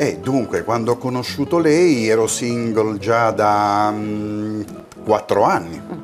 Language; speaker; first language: Italian; native; Italian